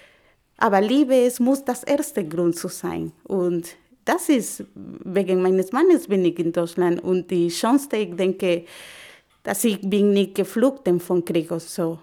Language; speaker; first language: German; non-native, learner; Spanish